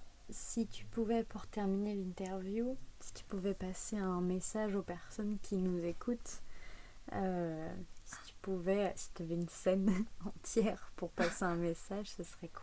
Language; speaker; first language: French; native; French